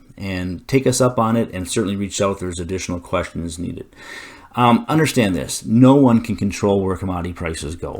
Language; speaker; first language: English; native; English